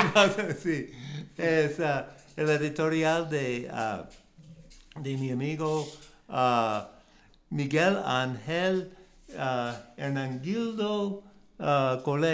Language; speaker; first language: Spanish; non-native, learner; English